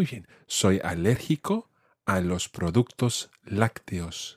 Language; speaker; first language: Spanish; non-native, fluent; English